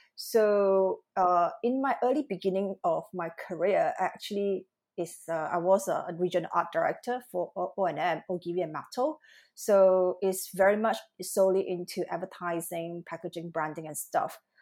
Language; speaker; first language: English; non-native, local second language; Cantonese